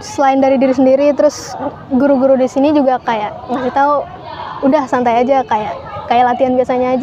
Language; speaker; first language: Indonesian; native; Indonesian